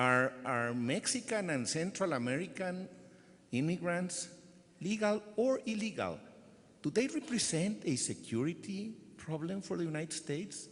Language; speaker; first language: English; non-native, fluent; Spanish